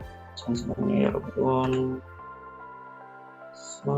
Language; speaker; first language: Korean; non-native, local second language; Indonesian